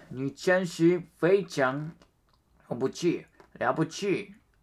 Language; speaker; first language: Chinese; non-native, learner; Japanese